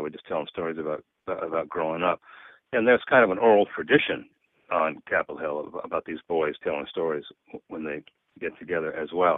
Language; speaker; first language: English; native; English